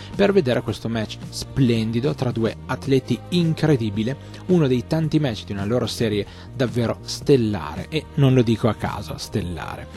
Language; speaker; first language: Italian; native; Italian